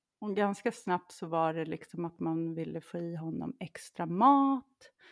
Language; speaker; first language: Swedish; native; Swedish